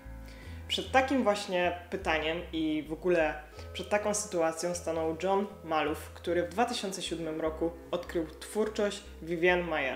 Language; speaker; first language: Polish; native; Polish